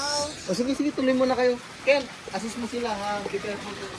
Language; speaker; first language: Filipino; native; Filipino